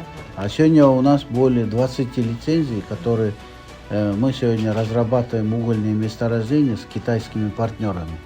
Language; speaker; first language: Russian; non-native, local second language; Kyrgyz